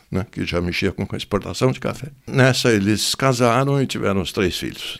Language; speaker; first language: Portuguese; native; Portuguese